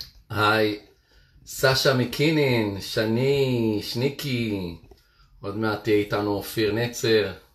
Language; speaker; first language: Hebrew; native; Hebrew